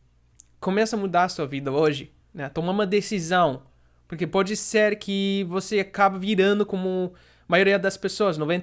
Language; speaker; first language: Portuguese; non-native, fluent; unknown